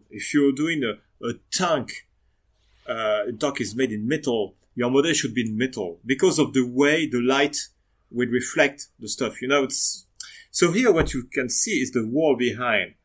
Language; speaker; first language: English; non-native, fluent; French